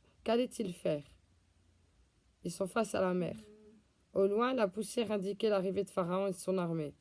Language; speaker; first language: French; native; French